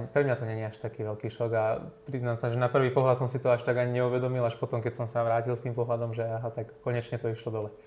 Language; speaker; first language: Slovak; native; Slovak